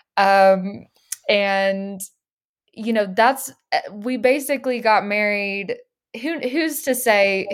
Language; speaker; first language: English; native; English